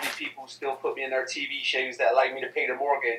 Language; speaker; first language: English; native; English